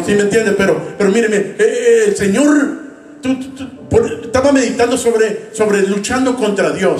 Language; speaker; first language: Spanish; native; Spanish